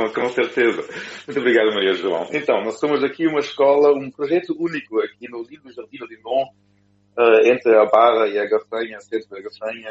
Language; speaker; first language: Portuguese; non-native, fluent; German